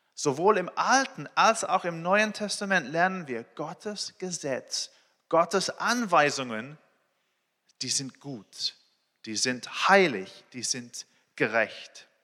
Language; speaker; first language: German; non-native, fluent; English